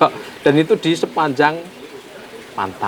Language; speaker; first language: Indonesian; native; Indonesian